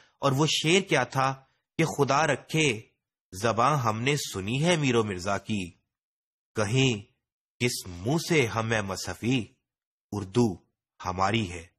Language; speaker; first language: Urdu; native; Urdu